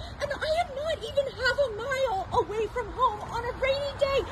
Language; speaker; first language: English; native; English